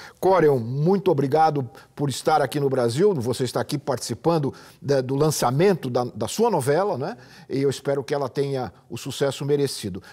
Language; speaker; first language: Portuguese; native; Portuguese